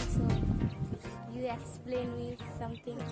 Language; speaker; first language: English; non-native, learner; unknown